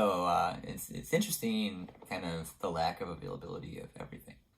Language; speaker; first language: English; native; English